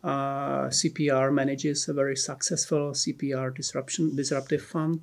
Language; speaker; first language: English; non-native, fluent; Czech